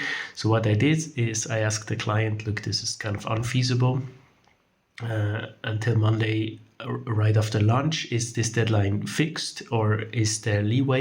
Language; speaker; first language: English; non-native, fluent; German